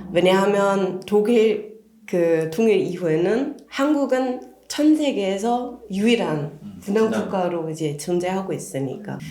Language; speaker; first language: Korean; non-native, fluent; German